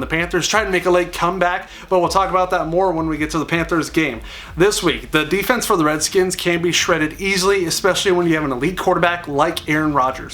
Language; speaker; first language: English; native; English